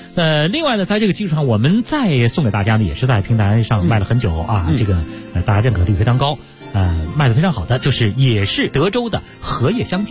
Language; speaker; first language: Chinese; native; Chinese